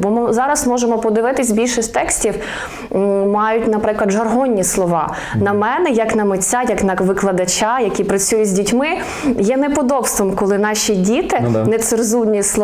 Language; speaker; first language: Ukrainian; native; Ukrainian